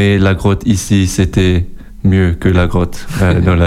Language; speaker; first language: French; non-native, learner; German